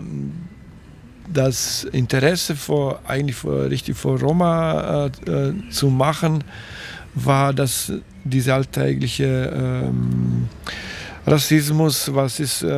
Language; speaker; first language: German; non-native, fluent; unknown